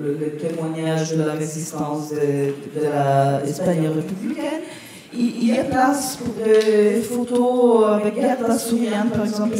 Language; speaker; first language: French; non-native, fluent; Italian